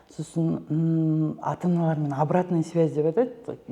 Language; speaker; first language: Russian; non-native, local second language; Kazakh